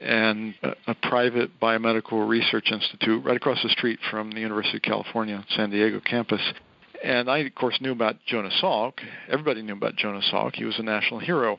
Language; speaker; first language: English; native; English